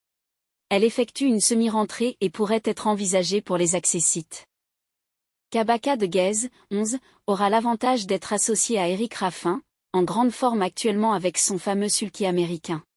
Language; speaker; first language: French; native; French